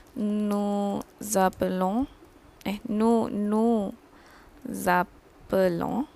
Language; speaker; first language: French; non-native, learner; Malay